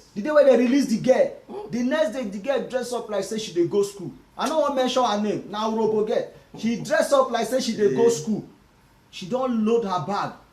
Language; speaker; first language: Nigerian Pidgin; native; Nigerian Pidgin